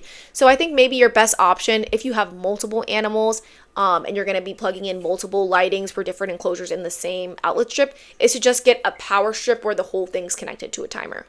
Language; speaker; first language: English; native; English